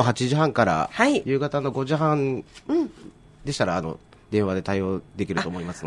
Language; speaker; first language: Japanese; native; Japanese